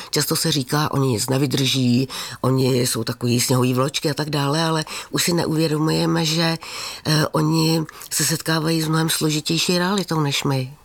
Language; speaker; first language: Czech; native; Czech